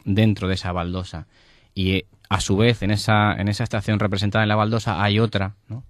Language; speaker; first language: Spanish; native; Spanish